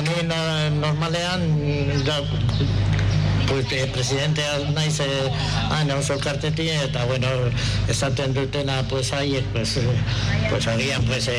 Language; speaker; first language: Basque; non-native, local second language; Spanish